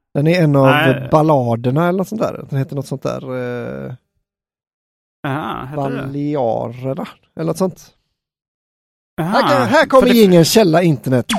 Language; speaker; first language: Swedish; native; Swedish